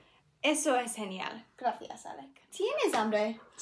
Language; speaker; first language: Spanish; non-native, learner; English